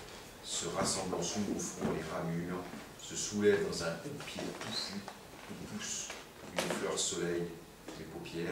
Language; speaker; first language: French; native; French